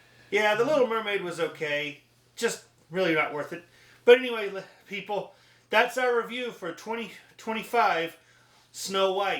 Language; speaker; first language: English; native; English